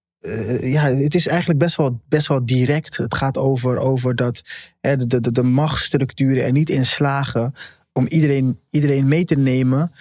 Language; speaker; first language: Dutch; early bilingual, other home language; Papiamento